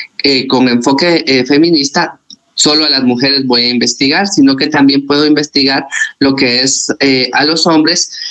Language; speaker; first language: Spanish; native; Spanish